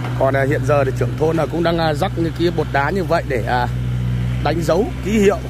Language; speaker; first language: Vietnamese; non-native, local second language; Hmong